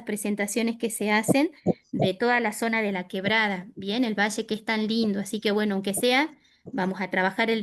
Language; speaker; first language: Spanish; native; Spanish